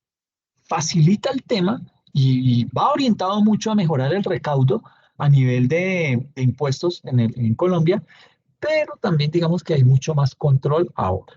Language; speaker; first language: Spanish; native; Spanish